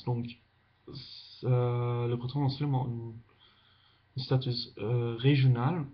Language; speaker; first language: French; non-native, fluent; Dutch